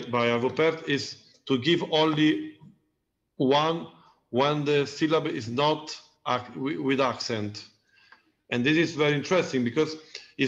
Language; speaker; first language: English; non-native, learner; Italian